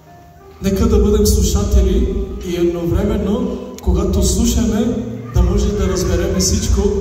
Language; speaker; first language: Bulgarian; non-native, local second language; Turkish